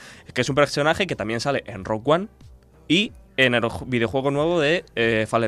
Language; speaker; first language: Spanish; native; Spanish